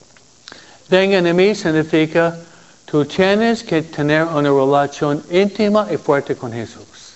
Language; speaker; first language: Spanish; non-native, fluent; English